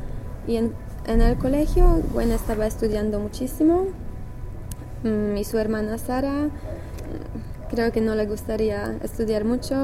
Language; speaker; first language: Spanish; non-native, learner; English